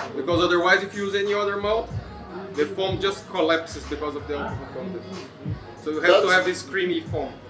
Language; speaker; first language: English; non-native, fluent; Portuguese